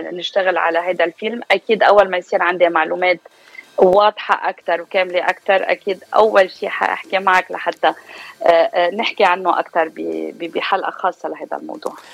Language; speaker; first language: Arabic; native; Arabic